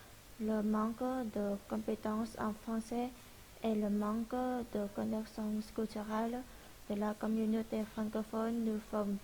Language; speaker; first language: French; non-native, learner; Vietnamese